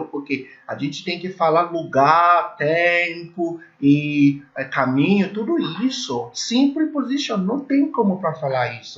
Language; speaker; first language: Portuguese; non-native, learner; English